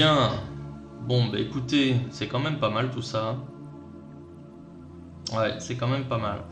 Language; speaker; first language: French; native; French